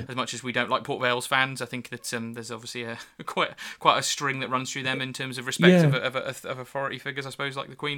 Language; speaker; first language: English; native; English